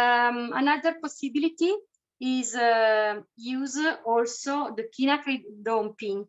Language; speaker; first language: English; non-native, fluent; Italian